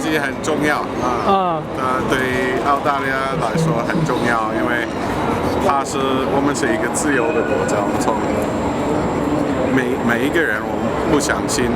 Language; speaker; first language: Chinese; non-native, fluent; English